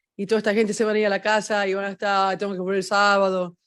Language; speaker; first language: Spanish; early bilingual, heritage; Spanish